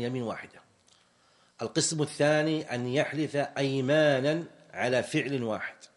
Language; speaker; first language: Arabic; native; Arabic